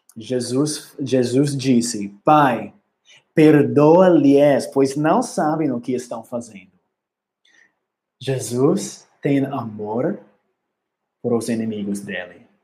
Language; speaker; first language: Portuguese; non-native, learner; English